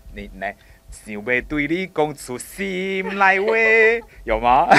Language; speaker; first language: Chinese; native; Chinese